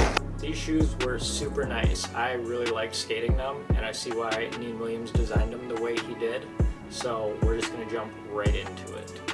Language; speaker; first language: English; native; English